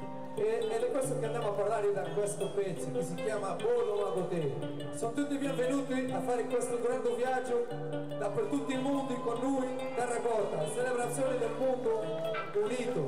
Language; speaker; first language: Italian; non-native, learner; Portuguese